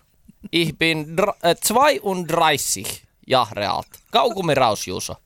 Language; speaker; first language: German; non-native, learner; Finnish